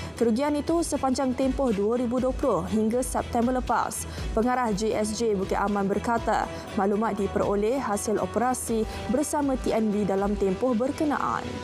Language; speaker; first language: Malay; native; Malay